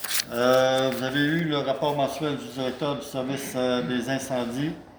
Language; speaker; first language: French; native; French